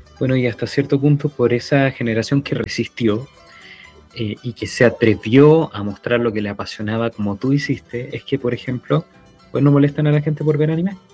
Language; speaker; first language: Spanish; native; Spanish